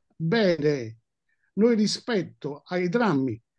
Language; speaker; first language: Italian; native; Italian